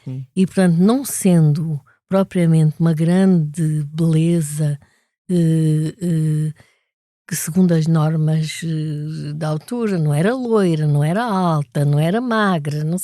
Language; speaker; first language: Portuguese; native; Portuguese